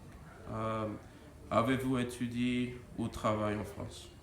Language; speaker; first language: French; non-native, learner; English